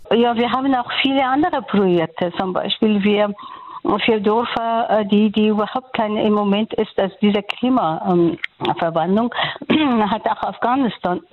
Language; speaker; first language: German; non-native, fluent; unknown